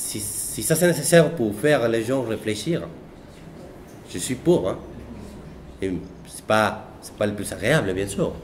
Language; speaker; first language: French; non-native, fluent; Spanish